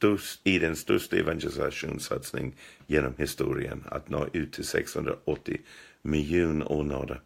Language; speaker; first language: Swedish; non-native, fluent; English